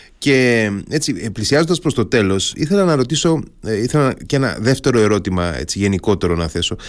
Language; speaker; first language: Greek; native; Greek